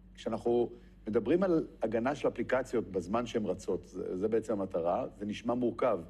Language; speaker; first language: Hebrew; native; Hebrew